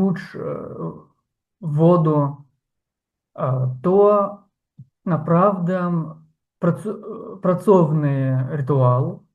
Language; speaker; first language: Polish; non-native, fluent; Ukrainian